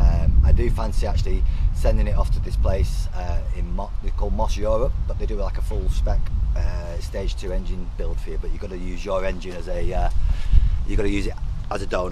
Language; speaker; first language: English; native; English